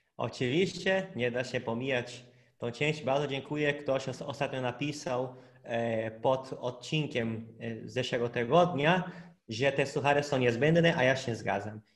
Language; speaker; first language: Polish; non-native, fluent; Portuguese